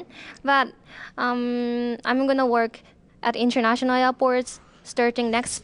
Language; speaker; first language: English; non-native, learner; Japanese